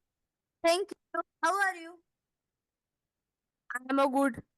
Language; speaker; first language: English; non-native, learner; Hindi